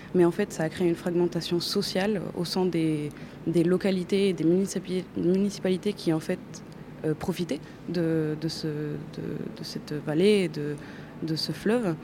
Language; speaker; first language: French; non-native, fluent; Spanish